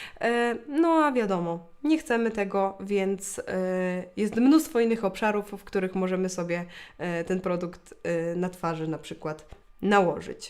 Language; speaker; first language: Polish; native; Polish